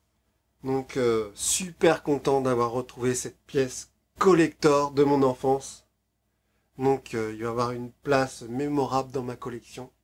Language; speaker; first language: French; native; French